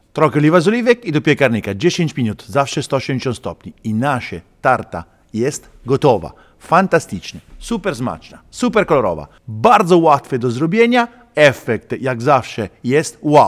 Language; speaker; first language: Polish; non-native, learner; Italian